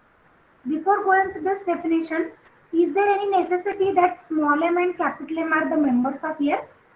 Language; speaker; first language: English; non-native, local second language; Marathi